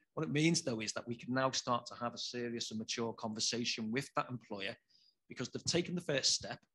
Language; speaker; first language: English; native; English